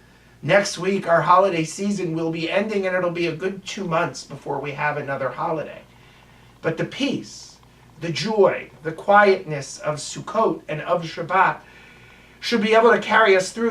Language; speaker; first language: English; native; English